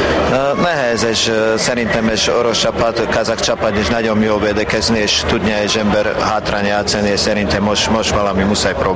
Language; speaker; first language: Hungarian; non-native, learner; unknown